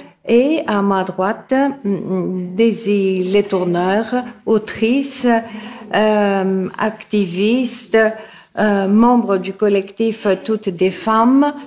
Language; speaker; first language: French; non-native, fluent; Greek